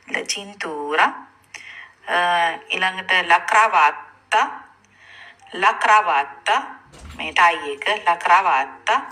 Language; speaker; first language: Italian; non-native, fluent; Sinhala